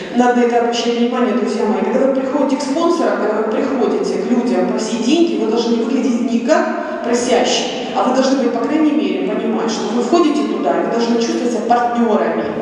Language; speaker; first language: Russian; non-native, local second language; Ukrainian